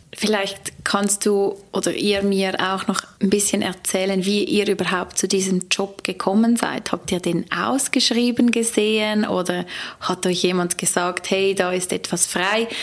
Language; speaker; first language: German; native; German